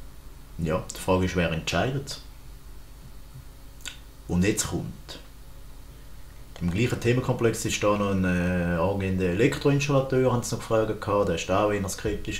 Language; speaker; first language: German; native; German